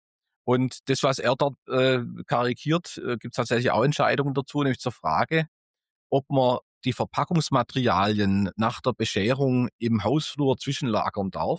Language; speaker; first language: German; native; German